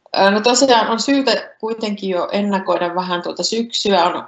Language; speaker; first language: Finnish; native; Finnish